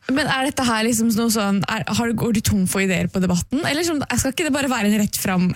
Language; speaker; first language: Norwegian; native; Norwegian